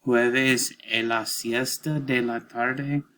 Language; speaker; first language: Spanish; non-native, learner; English